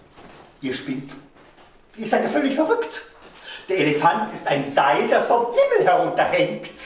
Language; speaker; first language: German; native; German